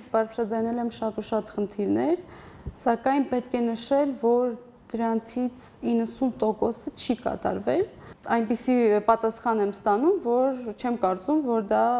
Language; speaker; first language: Armenian; non-native, local second language; Assyrian Neo-Aramaic